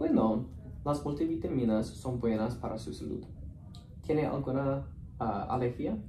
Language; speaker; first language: Spanish; non-native, learner; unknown